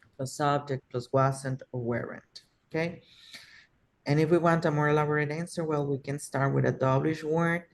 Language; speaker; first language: English; non-native, fluent; Spanish